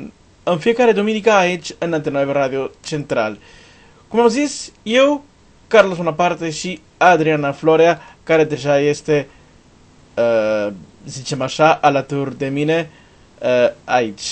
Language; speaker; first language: Romanian; non-native, learner; Portuguese